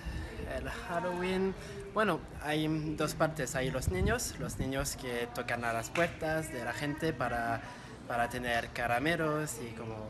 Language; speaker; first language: Spanish; non-native, fluent; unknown